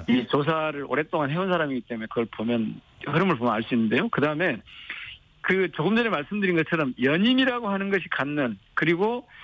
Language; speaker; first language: Korean; native; Korean